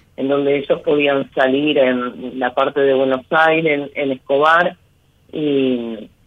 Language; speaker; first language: Spanish; native; Spanish